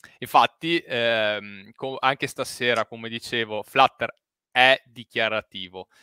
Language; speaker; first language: Italian; native; Italian